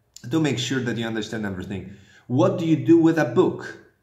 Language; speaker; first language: English; non-native, fluent; Polish